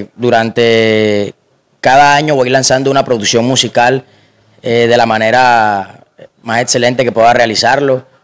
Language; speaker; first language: Spanish; native; Spanish